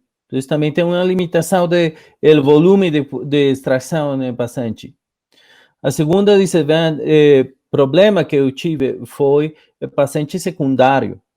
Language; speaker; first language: Portuguese; non-native, fluent; Spanish